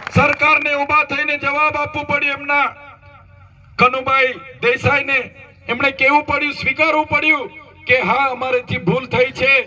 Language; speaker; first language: Gujarati; non-native, local second language; Vasavi